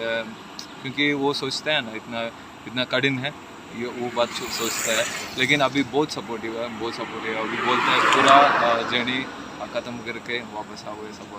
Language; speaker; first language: Hindi; non-native, local second language; Malayalam